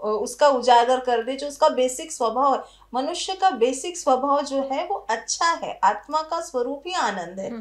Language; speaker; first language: Hindi; native; Hindi